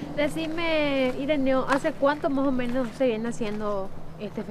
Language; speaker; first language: Spanish; native; Spanish